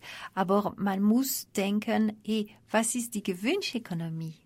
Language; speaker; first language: German; non-native, fluent; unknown